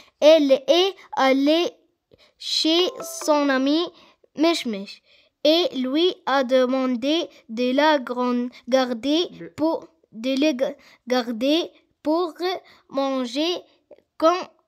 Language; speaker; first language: French; non-native, learner; Arabic